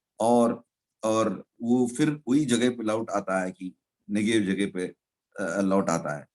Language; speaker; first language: Hindi; non-native, local second language; Telugu